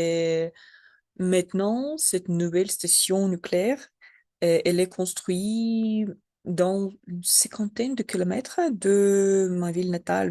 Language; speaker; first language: French; non-native, learner; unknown